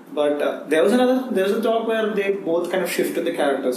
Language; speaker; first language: English; non-native, local second language; Malayalam